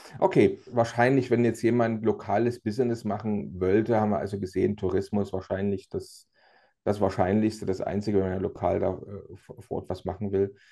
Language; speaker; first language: German; native; German